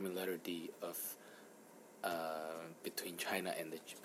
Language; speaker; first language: English; non-native, fluent; Chinese